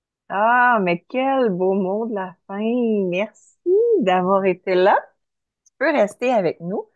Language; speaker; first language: French; native; French